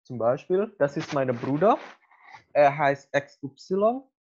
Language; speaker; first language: German; non-native, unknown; Indonesian